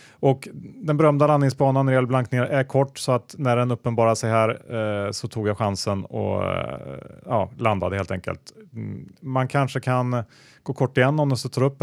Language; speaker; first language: Swedish; native; Swedish